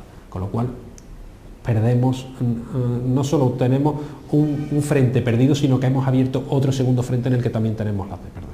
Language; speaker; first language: Spanish; native; Spanish